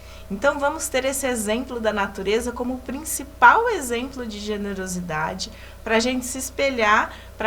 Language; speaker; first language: Portuguese; native; Portuguese